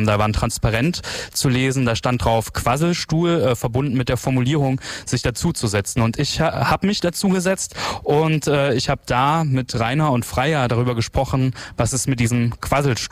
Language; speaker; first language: German; native; German